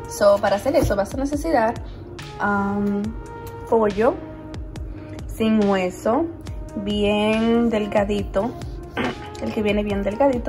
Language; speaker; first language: Spanish; early bilingual, heritage; Spanish